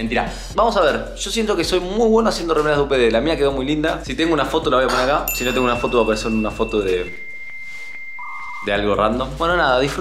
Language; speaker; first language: Spanish; native; Spanish